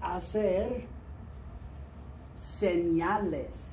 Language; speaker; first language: Spanish; non-native, fluent; English